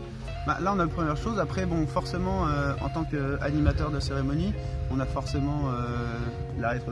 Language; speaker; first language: French; native; French